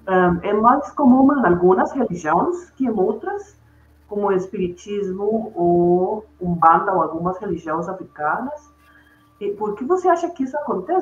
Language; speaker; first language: Portuguese; non-native, fluent; Spanish